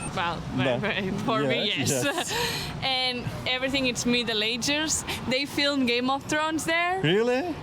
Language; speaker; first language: English; non-native, fluent; Romanian